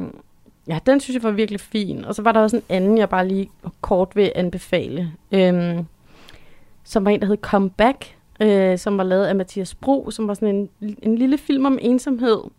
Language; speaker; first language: Danish; native; Danish